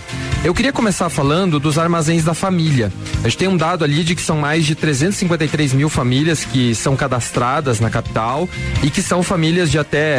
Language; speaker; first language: Portuguese; native; Portuguese